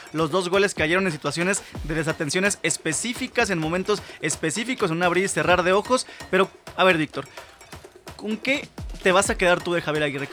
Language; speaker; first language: Spanish; native; Spanish